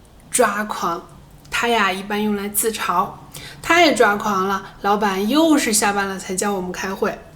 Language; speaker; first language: Chinese; native; Chinese